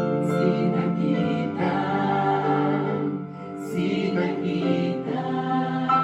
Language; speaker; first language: Finnish; non-native, learner; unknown